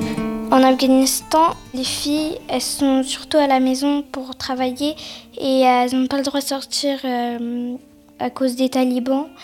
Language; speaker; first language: French; early bilingual, other home language; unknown